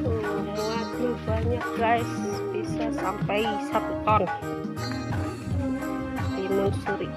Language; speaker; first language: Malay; non-native, local second language; Sundanese